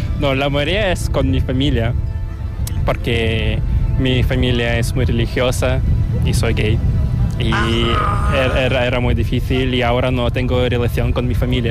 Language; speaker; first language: Spanish; non-native, fluent; Korean